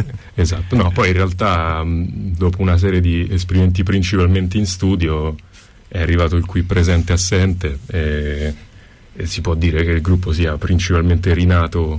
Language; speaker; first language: Italian; native; Italian